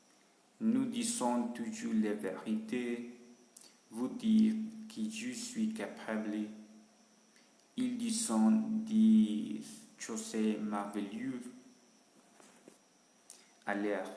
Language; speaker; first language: French; non-native, learner; Spanish